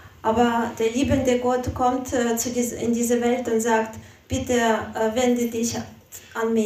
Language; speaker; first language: German; non-native, fluent; Russian